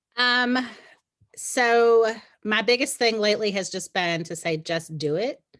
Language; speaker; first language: English; native; English